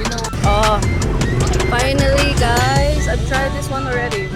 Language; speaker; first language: English; non-native, local second language; Filipino